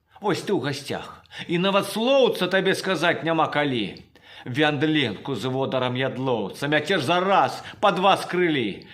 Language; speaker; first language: Belarusian; native; Belarusian